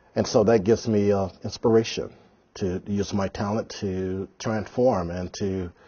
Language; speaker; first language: English; native; English